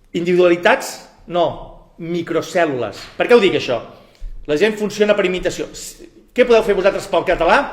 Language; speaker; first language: Catalan; native; Catalan